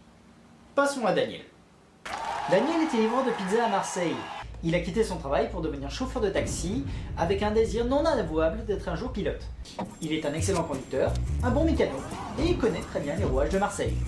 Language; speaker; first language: French; native; French